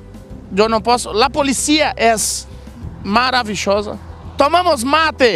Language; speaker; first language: Spanish; non-native, learner; Portuguese